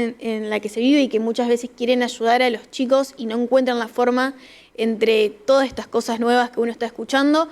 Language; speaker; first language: Spanish; native; Spanish